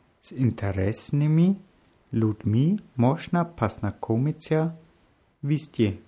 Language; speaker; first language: Russian; non-native, learner; German